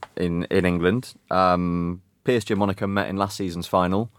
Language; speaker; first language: English; native; English